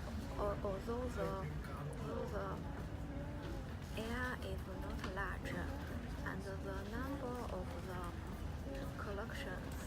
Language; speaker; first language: English; non-native, learner; Chinese